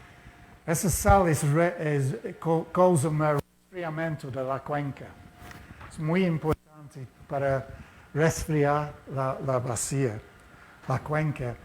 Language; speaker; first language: Portuguese; non-native, learner; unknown